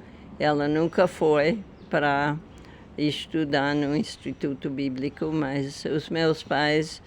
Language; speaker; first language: Portuguese; non-native, fluent; English